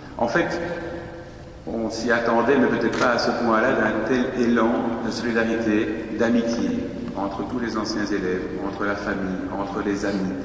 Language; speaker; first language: French; native; French